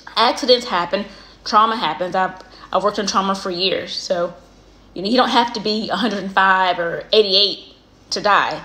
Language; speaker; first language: English; native; English